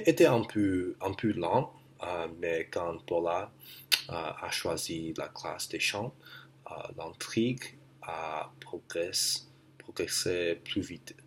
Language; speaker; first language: French; non-native, learner; English